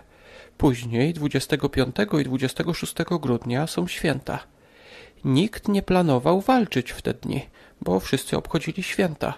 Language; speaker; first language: Polish; native; Polish